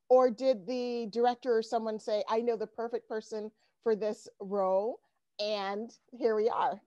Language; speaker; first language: English; native; English